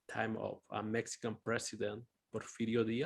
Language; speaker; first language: English; non-native, fluent; Spanish